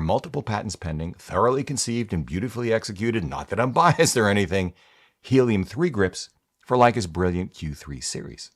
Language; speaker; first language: English; native; English